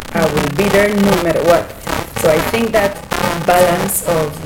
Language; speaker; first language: English; non-native, fluent; Hebrew